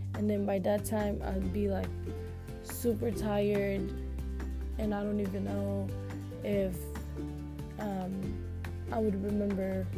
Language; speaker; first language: English; non-native, local second language; Filipino